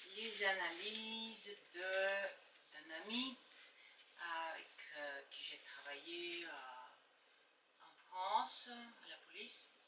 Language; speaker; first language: French; non-native, fluent; Bulgarian